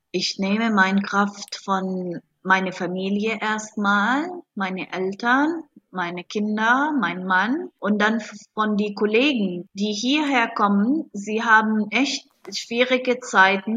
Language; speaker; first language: German; non-native, fluent; Arabic